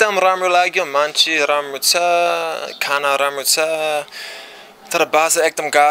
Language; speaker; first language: Nepali; non-native, learner; English